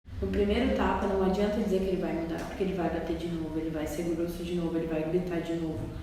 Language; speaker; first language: Portuguese; non-native, fluent; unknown